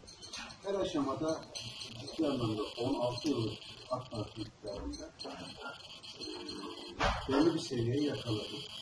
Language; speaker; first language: Turkish; native; Turkish